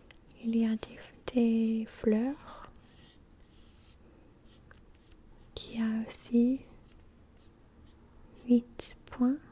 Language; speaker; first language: French; non-native, learner; English